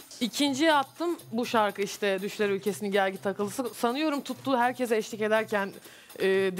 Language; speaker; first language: Turkish; native; Turkish